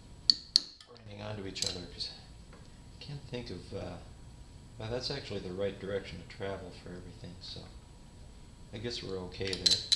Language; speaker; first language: English; native; English